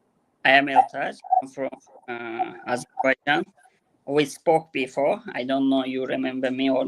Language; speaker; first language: English; non-native, learner; Azerbaijani